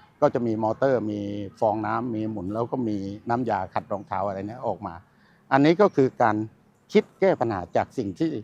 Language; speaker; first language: Thai; native; Thai